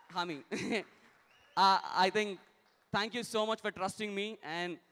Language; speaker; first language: English; non-native, local second language; Telugu